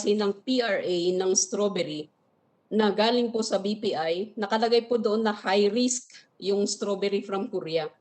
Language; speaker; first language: Filipino; non-native, local second language; Iloko